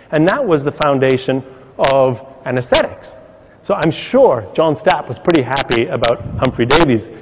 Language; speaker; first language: English; native; English